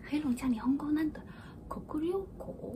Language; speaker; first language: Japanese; non-native, fluent; Chinese